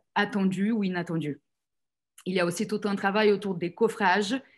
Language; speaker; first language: French; non-native, fluent; Portuguese